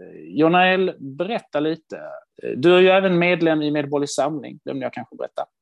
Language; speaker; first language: Swedish; early bilingual, other home language; Hebrew